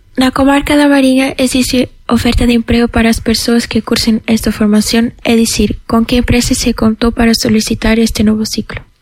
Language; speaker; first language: Galician; native; Galician